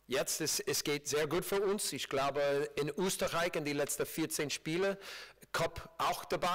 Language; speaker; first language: German; non-native, learner; English